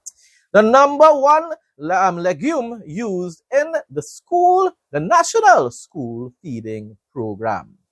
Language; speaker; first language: English; native; English